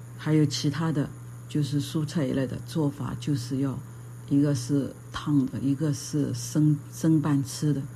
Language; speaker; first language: Chinese; native; Chinese